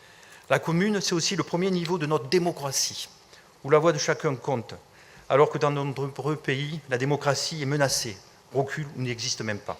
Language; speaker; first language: French; native; French